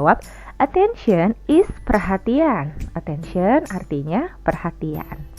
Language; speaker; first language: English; non-native, fluent; Indonesian